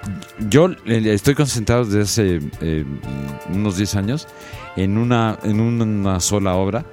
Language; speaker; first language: Spanish; native; Spanish